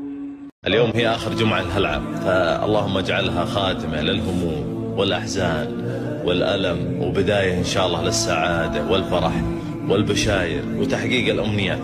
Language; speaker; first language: Arabic; native; Arabic